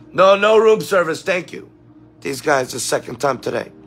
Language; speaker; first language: English; native; English